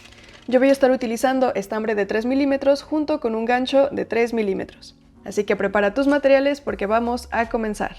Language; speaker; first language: Spanish; native; Spanish